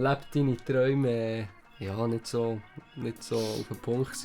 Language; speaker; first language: German; native; German